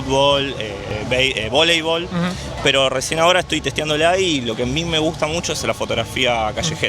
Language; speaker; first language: Spanish; native; Spanish